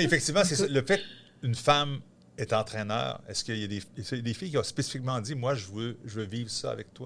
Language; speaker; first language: French; native; French